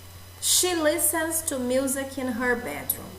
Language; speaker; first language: English; non-native, fluent; Portuguese